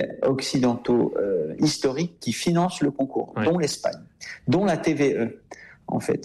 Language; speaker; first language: French; native; French